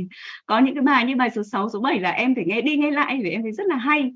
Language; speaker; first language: Vietnamese; native; Vietnamese